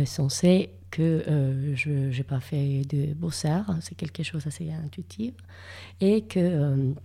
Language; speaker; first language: French; non-native, fluent; Spanish